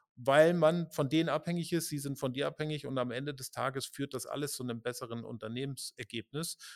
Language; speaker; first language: German; native; German